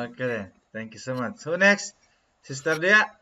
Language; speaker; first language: English; non-native, learner; Indonesian